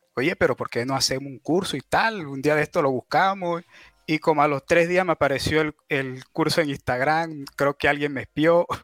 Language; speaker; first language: Spanish; native; Spanish